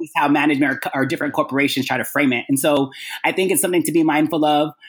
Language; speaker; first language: English; native; English